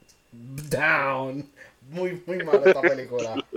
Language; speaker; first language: Spanish; early bilingual, heritage; Spanish